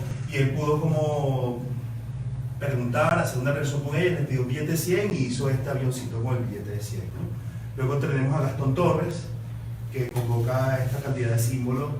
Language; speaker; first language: Spanish; native; Spanish